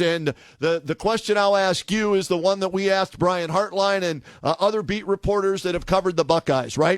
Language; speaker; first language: English; native; English